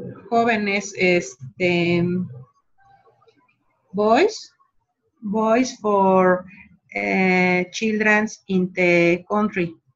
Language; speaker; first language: English; non-native, learner; Spanish